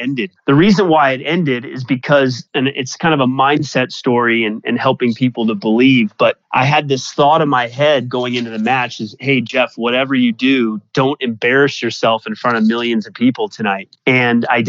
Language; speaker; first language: English; native; English